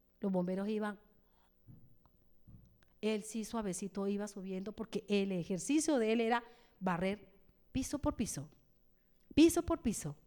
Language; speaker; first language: Spanish; native; Spanish